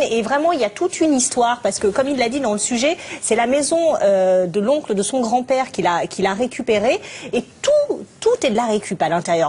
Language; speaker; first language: French; native; French